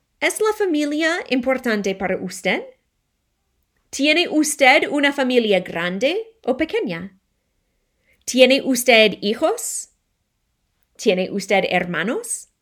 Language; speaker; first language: Spanish; non-native, fluent; English